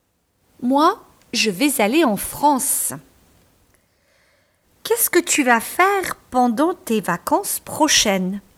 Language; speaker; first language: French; non-native, fluent; English